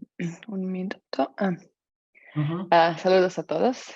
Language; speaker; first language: Spanish; non-native, fluent; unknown